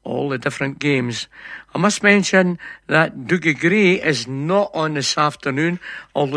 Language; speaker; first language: English; native; English